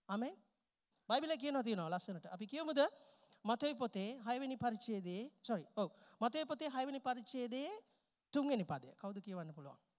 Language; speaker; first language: Sinhala; non-native, local second language; Tamil